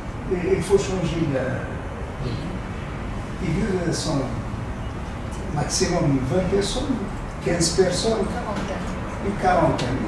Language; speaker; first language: French; non-native, local second language; Arabic